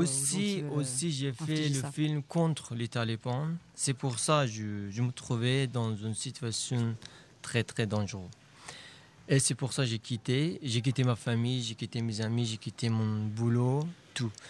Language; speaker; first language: French; non-native, learner; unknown